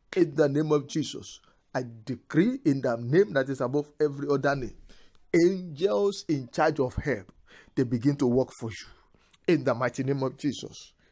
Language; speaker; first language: English; non-native, local second language; Yoruba